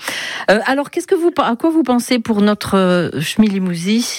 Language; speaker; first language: French; native; French